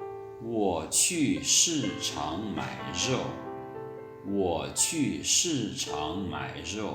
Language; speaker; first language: Chinese; non-native, fluent; Lao